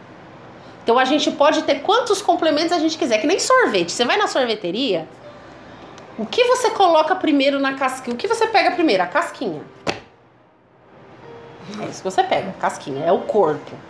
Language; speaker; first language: Portuguese; native; Portuguese